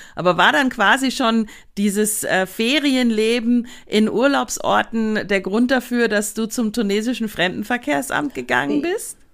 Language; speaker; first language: German; native; German